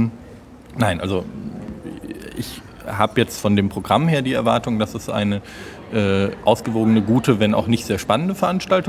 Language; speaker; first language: German; native; German